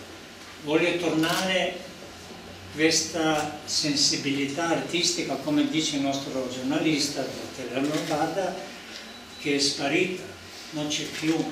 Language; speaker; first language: Italian; non-native, learner; Serbian